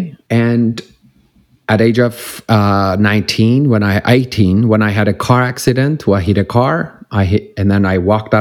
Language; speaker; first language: English; non-native, fluent; Persian